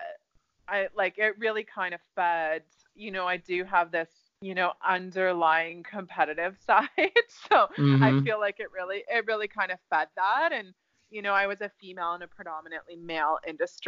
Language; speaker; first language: English; native; English